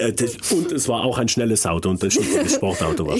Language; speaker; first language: German; native; German